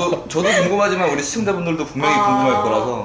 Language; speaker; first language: Korean; native; Korean